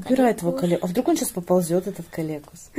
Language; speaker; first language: Russian; native; Russian